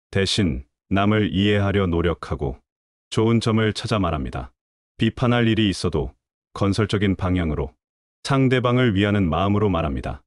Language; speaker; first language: Korean; native; Korean